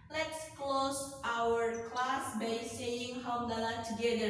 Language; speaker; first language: English; non-native, learner; Indonesian